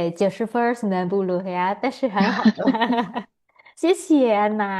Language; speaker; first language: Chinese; non-native, fluent; Indonesian